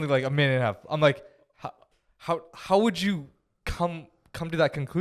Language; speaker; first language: English; native; English